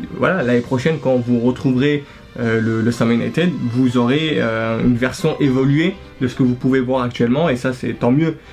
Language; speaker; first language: French; early bilingual, other home language; Arabic